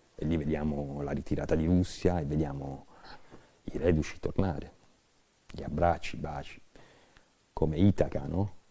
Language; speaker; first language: Italian; native; Italian